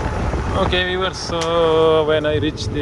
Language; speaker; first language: English; non-native, learner; Urdu